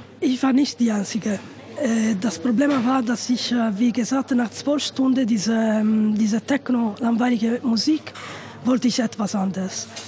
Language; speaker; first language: German; non-native, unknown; Italian